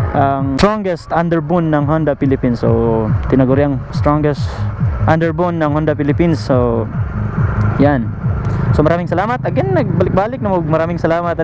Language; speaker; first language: Filipino; non-native, local second language; Cebuano